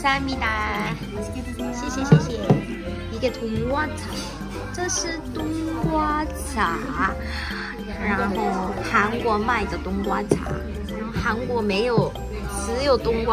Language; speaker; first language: Chinese; non-native, fluent; Korean